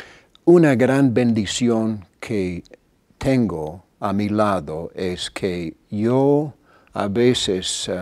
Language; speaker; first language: Spanish; non-native, fluent; English